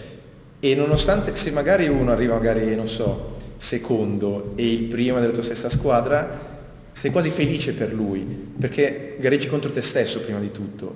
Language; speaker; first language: Italian; native; Italian